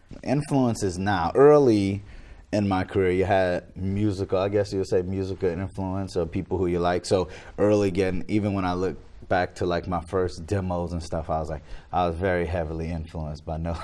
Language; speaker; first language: English; native; English